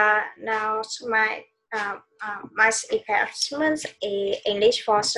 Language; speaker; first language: English; non-native, learner; Vietnamese